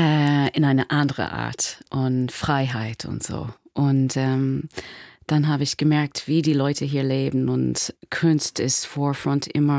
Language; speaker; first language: German; non-native, learner; English